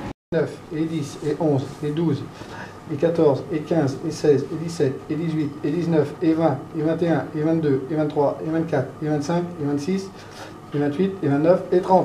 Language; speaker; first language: French; native; French